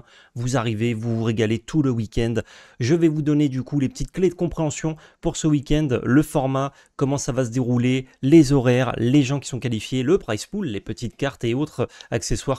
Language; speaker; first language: French; native; French